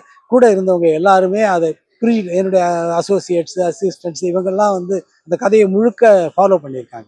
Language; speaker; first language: Tamil; native; Tamil